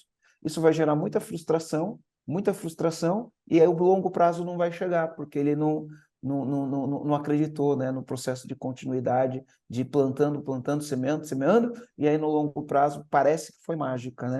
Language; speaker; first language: Portuguese; native; Portuguese